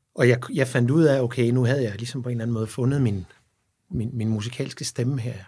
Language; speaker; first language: Danish; native; Danish